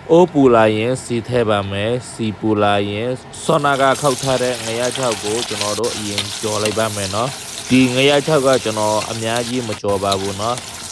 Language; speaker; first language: Burmese; non-native, local second language; Mon